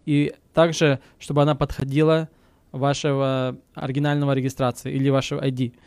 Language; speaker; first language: Russian; early bilingual, heritage; Russian